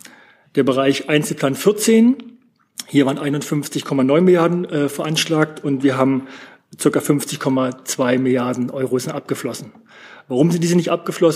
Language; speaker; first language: German; native; German